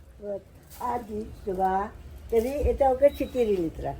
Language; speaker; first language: Russian; non-native, local second language; Georgian